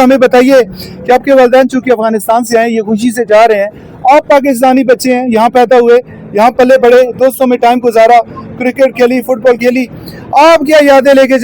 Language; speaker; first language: Hindi; non-native, local second language; Punjabi